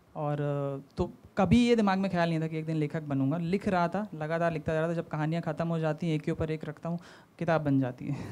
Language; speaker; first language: Hindi; native; Hindi